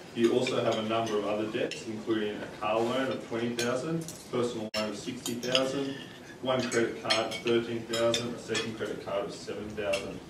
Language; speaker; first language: English; native; English